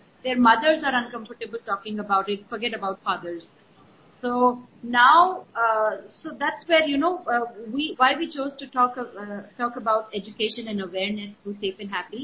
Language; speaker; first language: English; non-native, local second language; Hindi